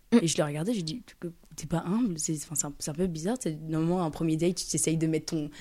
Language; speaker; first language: French; early bilingual, other home language; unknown